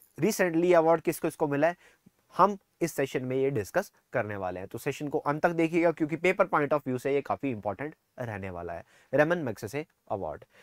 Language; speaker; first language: Hindi; non-native, local second language; Punjabi